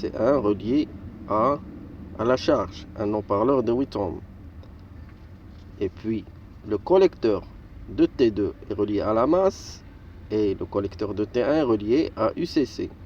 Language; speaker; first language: French; non-native, local second language; Arabic